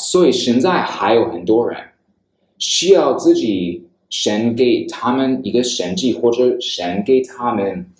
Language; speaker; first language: Chinese; non-native, fluent; English